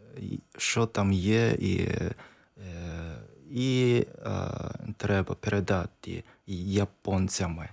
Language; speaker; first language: Ukrainian; non-native, learner; Japanese